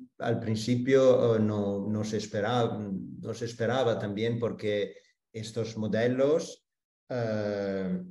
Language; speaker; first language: Spanish; non-native, fluent; Italian